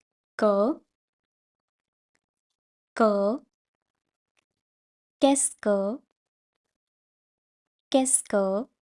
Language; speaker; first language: French; non-native, fluent; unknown